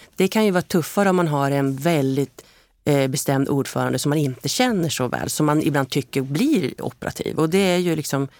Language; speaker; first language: Swedish; native; Swedish